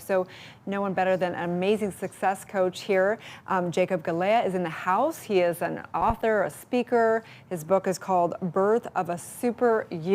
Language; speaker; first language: English; native; English